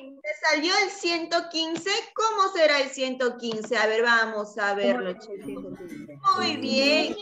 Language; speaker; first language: Spanish; native; Spanish